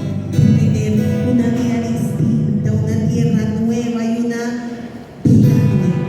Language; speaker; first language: Spanish; native; Spanish